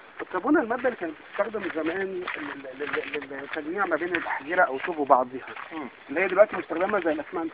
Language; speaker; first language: Arabic; native; Arabic